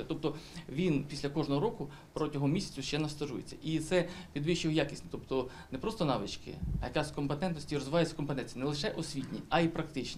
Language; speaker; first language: Ukrainian; native; Ukrainian